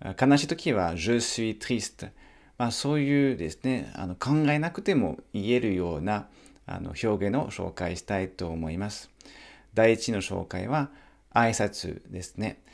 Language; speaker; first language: Japanese; non-native, fluent; French